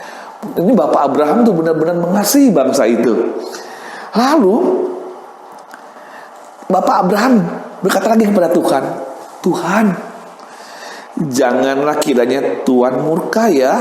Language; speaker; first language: Indonesian; native; Indonesian